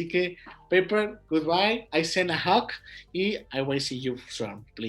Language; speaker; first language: English; non-native, learner; Spanish